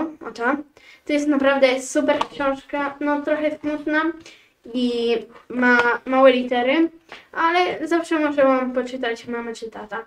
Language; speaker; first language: Polish; early bilingual, heritage; Polish